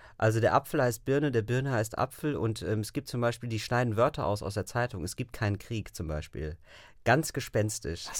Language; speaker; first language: German; native; German